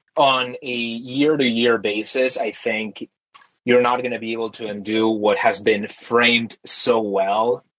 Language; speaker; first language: English; early bilingual, other home language; Spanish